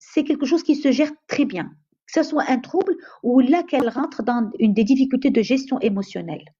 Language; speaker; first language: French; non-native, local second language; Arabic